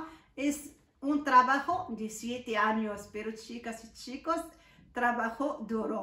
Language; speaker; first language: Spanish; non-native, learner; Arabic